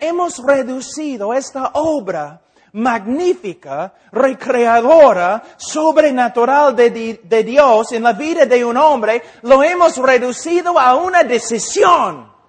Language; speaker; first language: Spanish; non-native, fluent; English